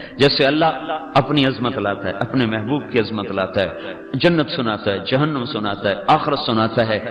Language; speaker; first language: Urdu; non-native, local second language; Punjabi